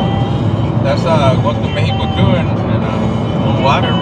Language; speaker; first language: English; non-native, learner; Spanish